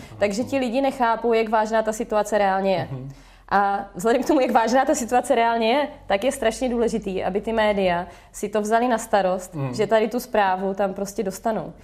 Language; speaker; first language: Czech; native; Czech